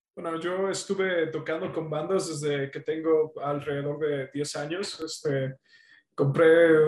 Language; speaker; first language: Spanish; native; Spanish